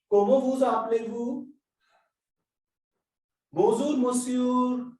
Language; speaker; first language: French; non-native, learner; Hindi